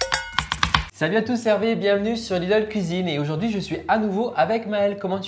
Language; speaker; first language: French; native; French